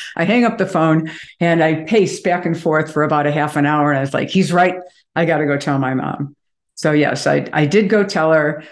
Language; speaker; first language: English; native; English